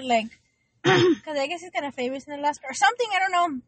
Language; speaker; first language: English; early bilingual, other home language; Spanish